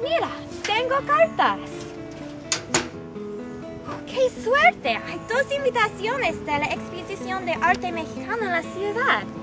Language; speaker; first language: Spanish; non-native, learner; English